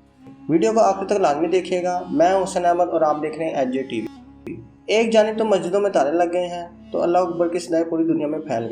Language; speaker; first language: Urdu; native; Urdu